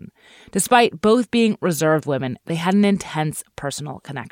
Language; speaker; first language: English; native; English